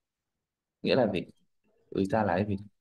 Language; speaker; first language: Vietnamese; native; Vietnamese